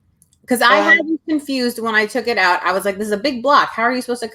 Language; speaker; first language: English; native; English